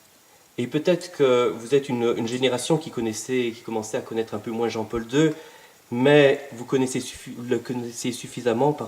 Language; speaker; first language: French; native; French